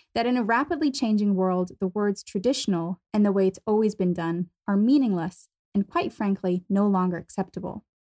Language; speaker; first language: English; non-native, fluent; German